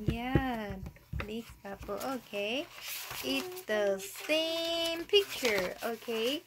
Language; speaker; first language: English; non-native, learner; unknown